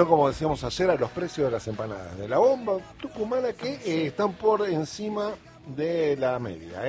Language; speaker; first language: Spanish; native; Spanish